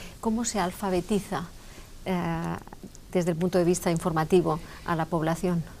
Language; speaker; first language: Spanish; non-native, local second language; Catalan